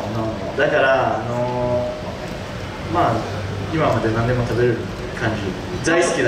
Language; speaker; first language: Japanese; early bilingual, heritage; Japanese